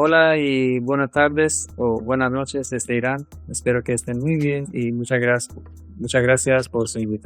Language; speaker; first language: Spanish; non-native, fluent; Persian